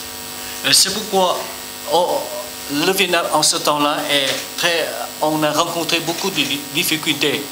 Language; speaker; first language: French; non-native, learner; Vietnamese